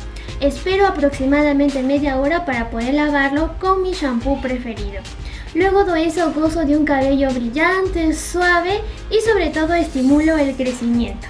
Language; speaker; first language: Spanish; native; Spanish